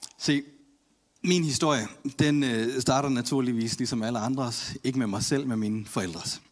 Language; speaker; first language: Danish; early bilingual, other home language; Tamil